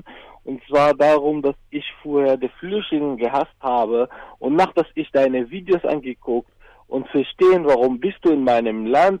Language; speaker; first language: German; non-native, learner; Arabic